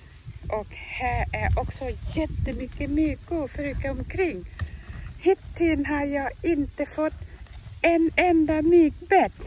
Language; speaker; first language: Swedish; non-native, fluent; Thai